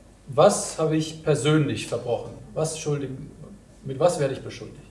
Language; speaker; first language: German; native; German